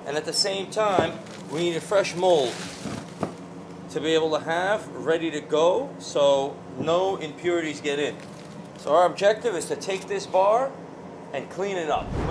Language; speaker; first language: English; early bilingual, other home language; Russian